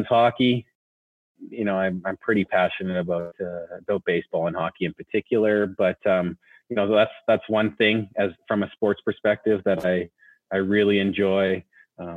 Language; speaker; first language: English; native; English